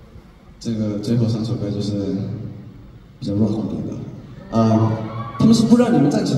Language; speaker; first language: Chinese; early bilingual, heritage; English